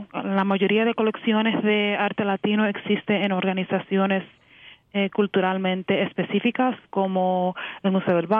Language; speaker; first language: Spanish; early bilingual, heritage; Spanish